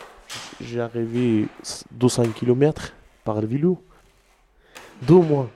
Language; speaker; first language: French; non-native, learner; Arabic